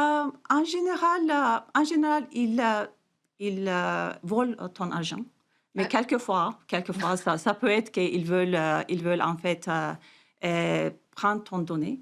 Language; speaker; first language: French; non-native, fluent; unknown